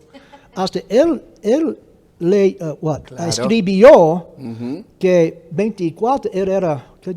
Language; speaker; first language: Spanish; non-native, fluent; English